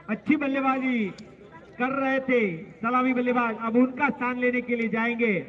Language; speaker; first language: Hindi; non-native, local second language; Gujarati